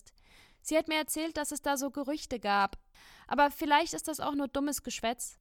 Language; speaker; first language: German; native; German